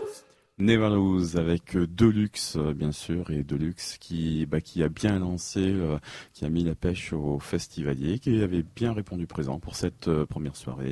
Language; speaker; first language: French; native; French